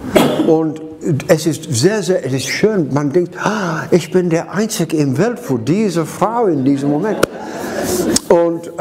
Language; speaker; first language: German; non-native, learner; English